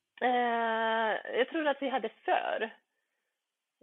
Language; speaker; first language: Swedish; early bilingual, other home language; Bosnian